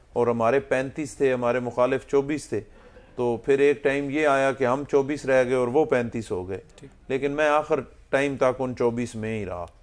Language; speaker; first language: Urdu; non-native, local second language; Punjabi